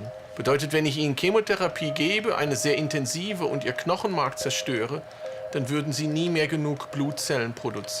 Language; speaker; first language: German; native; German